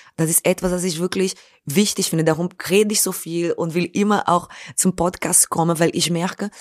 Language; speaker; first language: German; non-native, fluent; Portuguese